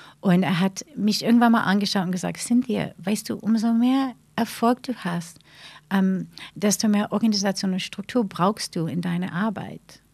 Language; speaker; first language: German; non-native, fluent; English